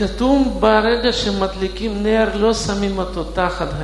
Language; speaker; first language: Hebrew; non-native, fluent; Russian